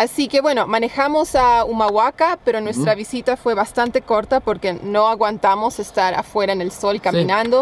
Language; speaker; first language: Spanish; native; Spanish